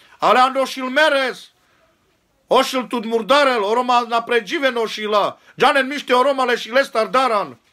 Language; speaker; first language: Slovak; native; Slovak